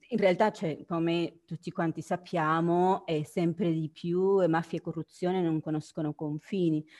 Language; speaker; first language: Italian; non-native, fluent; Spanish